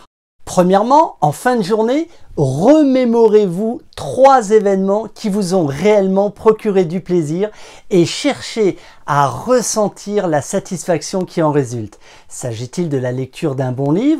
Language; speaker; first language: French; native; French